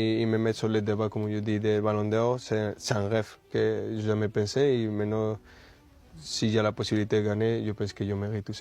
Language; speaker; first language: French; non-native, fluent; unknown